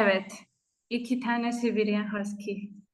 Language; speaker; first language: Turkish; non-native, learner; Spanish